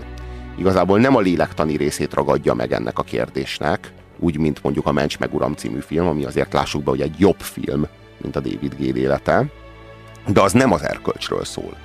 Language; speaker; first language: Hungarian; native; Hungarian